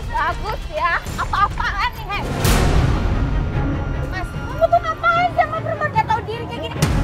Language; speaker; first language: Indonesian; native; Indonesian